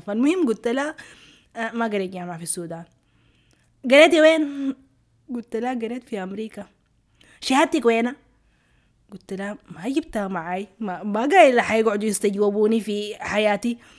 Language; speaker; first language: Arabic; early bilingual, heritage; Arabic